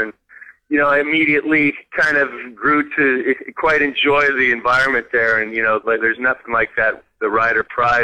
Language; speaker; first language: English; native; English